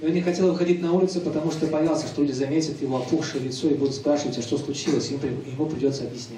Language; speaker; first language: Russian; native; Russian